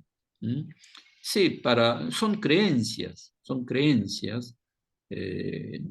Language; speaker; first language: Spanish; non-native, fluent; Korean